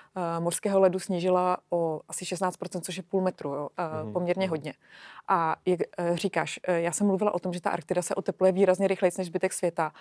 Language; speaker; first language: Czech; native; Czech